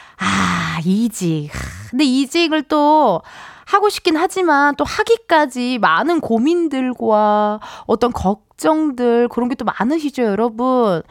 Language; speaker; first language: Korean; native; Korean